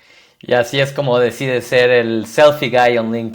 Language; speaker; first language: Spanish; native; Spanish